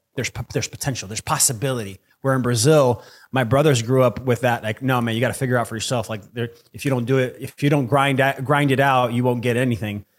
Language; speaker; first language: English; early bilingual, other home language; Portuguese